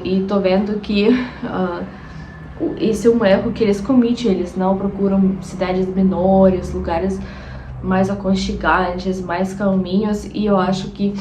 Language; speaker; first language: Portuguese; non-native, fluent; Russian